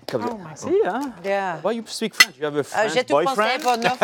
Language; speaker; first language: English; non-native, fluent; French